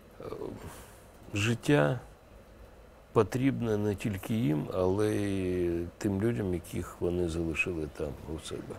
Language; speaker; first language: Ukrainian; non-native, local second language; Russian